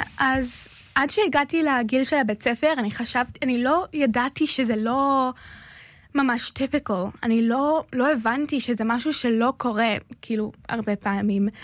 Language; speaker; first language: Hebrew; early bilingual, other home language; English